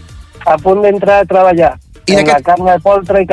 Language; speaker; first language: Catalan; non-native, local second language; Spanish